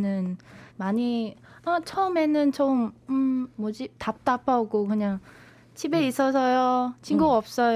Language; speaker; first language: Korean; non-native, learner; Vietnamese